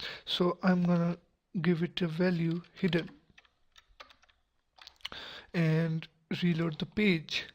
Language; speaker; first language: English; non-native, local second language; Urdu